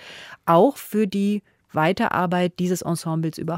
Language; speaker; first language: German; native; German